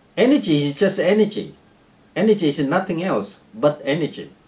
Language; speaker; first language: English; non-native, fluent; Vietnamese